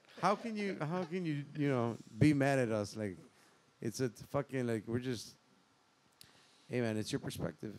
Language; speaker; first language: English; early bilingual, other home language; Spanish